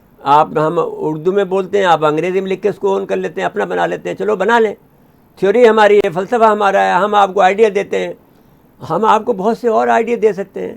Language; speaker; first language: Urdu; native; Urdu